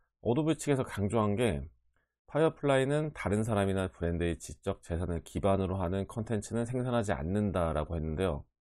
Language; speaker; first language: Korean; native; Korean